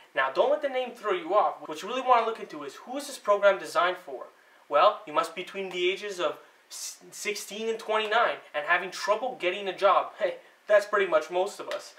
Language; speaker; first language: English; native; English